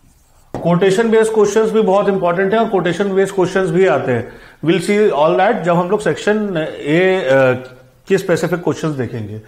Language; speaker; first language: Hindi; native; Hindi